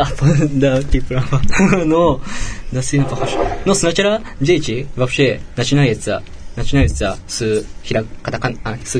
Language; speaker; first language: Russian; non-native, learner; Japanese